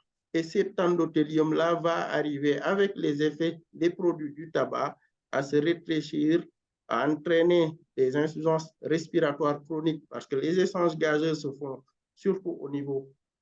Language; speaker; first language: French; non-native, local second language; Wolof